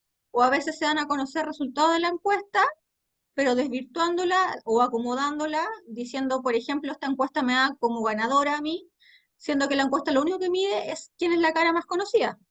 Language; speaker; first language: Spanish; native; Spanish